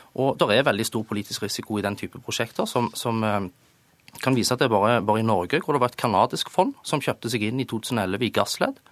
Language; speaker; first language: Norwegian; native; Norwegian